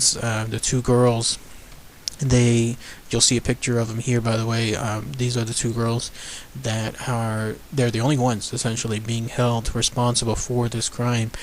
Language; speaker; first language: English; native; English